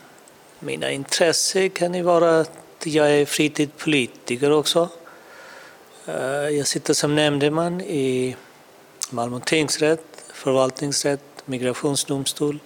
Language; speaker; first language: Swedish; non-native, fluent; Urdu